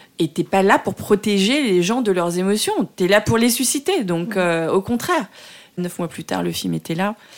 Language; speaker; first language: French; early bilingual, other home language; Vietnamese